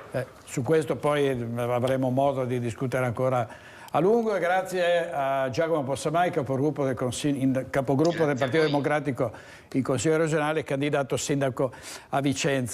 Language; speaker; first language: Italian; native; Italian